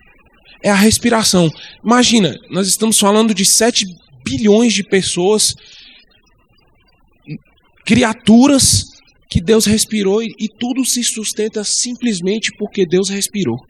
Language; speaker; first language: Portuguese; native; Portuguese